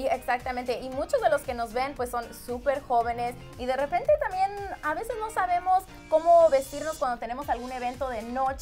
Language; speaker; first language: Spanish; native; Spanish